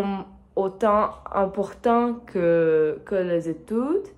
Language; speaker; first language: French; non-native, fluent; Portuguese